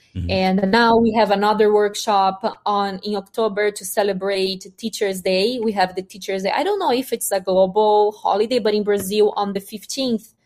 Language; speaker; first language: English; non-native, fluent; Portuguese